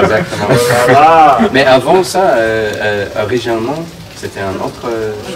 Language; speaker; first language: French; non-native, learner; English